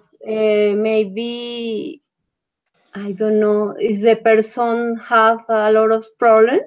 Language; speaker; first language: English; non-native, learner; Spanish